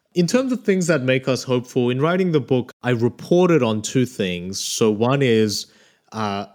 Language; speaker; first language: English; early bilingual, other home language; Korean